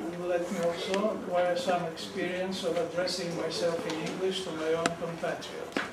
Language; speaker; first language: English; non-native, fluent; Russian